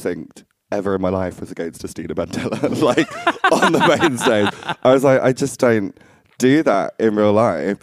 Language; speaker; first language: English; native; English